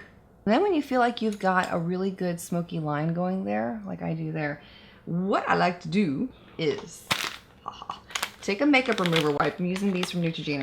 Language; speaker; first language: English; native; English